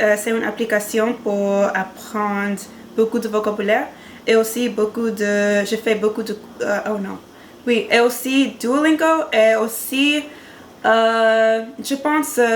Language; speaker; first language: French; non-native, learner; English